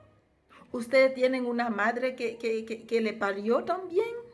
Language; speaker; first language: Spanish; non-native, fluent; Haitian Creole